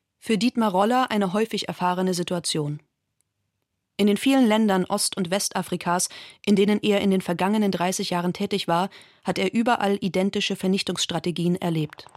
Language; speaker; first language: German; native; German